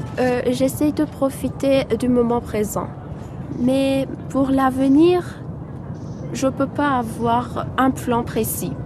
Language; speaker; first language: French; non-native, fluent; Persian